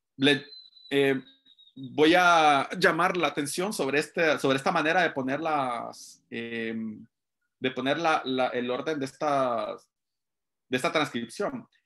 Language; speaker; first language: Spanish; native; Spanish